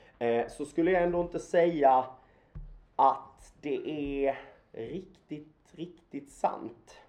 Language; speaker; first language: Swedish; native; Swedish